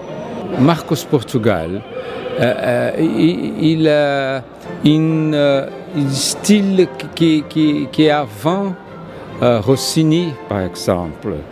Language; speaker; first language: French; non-native, fluent; Portuguese